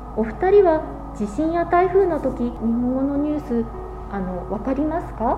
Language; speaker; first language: Japanese; native; Japanese